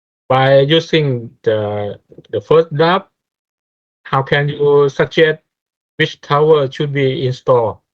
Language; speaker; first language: English; non-native, fluent; Thai